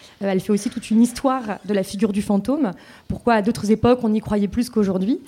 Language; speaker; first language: French; native; French